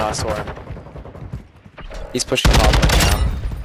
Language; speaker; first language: English; native; English